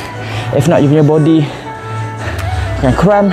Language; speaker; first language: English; non-native, local second language; Malay